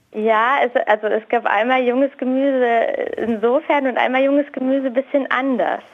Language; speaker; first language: German; native; German